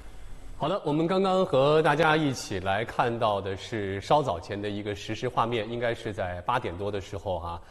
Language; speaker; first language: Chinese; native; Chinese